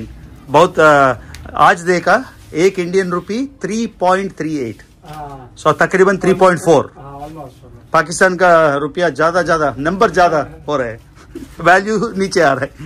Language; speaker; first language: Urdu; non-native, local second language; Telugu